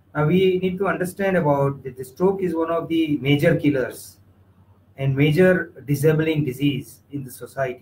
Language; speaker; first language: English; non-native, local second language; Gujarati